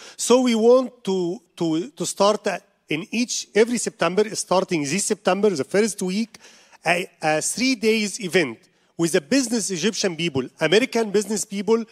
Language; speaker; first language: English; non-native, learner; Arabic